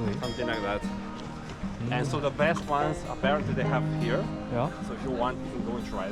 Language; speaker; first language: English; non-native, fluent; Slovenian